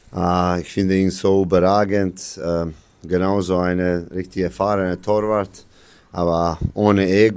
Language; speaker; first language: German; non-native, learner; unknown